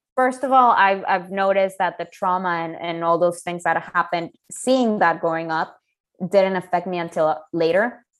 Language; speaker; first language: English; non-native, fluent; Spanish